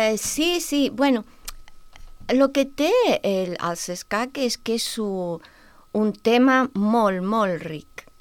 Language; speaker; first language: Catalan; non-native, fluent; Spanish